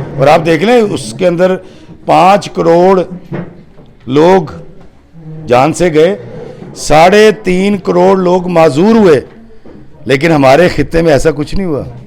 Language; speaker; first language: Urdu; non-native, local second language; Punjabi